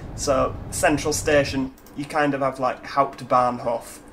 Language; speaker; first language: English; native; English